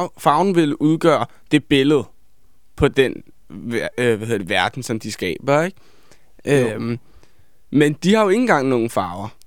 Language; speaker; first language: Danish; native; Danish